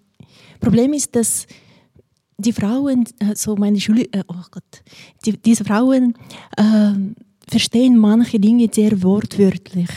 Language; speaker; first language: German; non-native, fluent; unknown